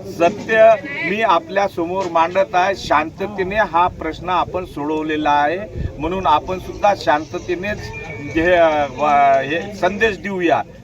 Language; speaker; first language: Marathi; non-native, local second language; Lambadi